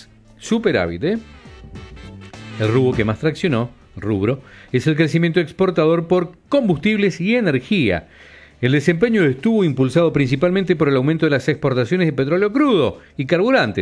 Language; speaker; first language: Spanish; native; Spanish